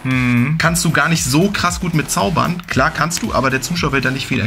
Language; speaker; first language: German; native; German